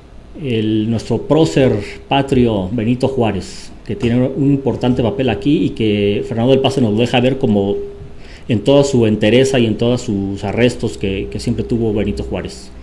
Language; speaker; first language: Spanish; native; Spanish